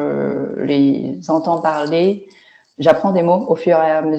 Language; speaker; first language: French; non-native, fluent; Chinese